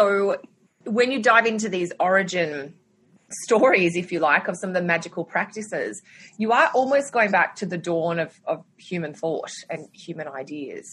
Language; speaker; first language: English; native; English